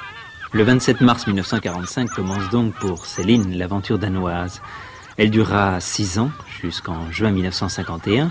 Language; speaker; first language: French; native; French